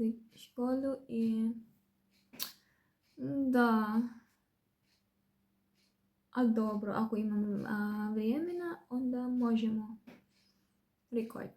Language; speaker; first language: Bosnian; non-native, learner; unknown